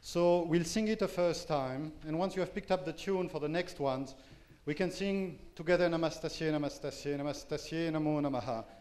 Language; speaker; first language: English; non-native, fluent; French